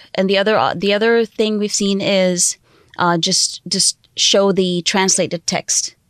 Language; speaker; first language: English; non-native, fluent; Sindhi